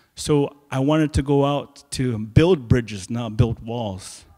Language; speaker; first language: English; native; English